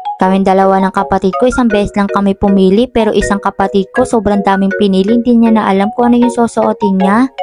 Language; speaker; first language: Filipino; native; Filipino